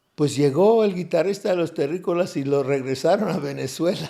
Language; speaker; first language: Spanish; early bilingual, heritage; Spanish